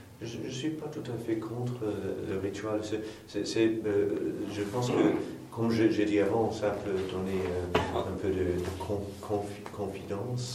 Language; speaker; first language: French; non-native, fluent; English